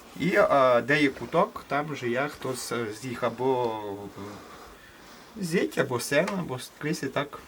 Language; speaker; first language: Ukrainian; native; Ukrainian